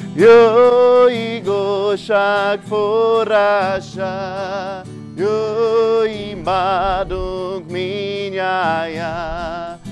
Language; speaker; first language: Hungarian; non-native, fluent; Portuguese